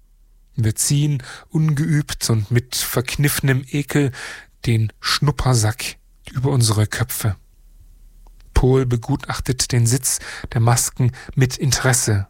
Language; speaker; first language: German; native; German